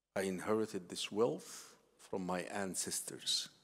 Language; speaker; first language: English; non-native, fluent; Arabic